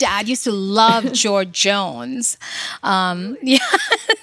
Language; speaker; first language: English; non-native, local second language; Malayalam